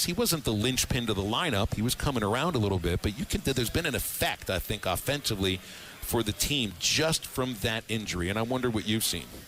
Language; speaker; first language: English; native; English